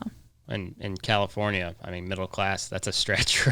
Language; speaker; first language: English; native; English